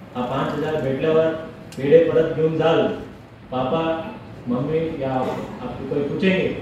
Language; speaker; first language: Hindi; non-native, local second language; Marathi